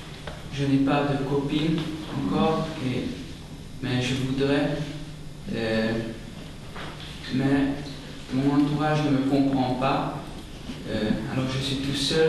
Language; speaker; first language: French; non-native, learner; Hungarian